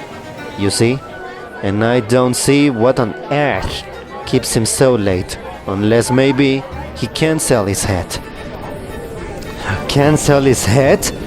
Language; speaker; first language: English; non-native, fluent; Spanish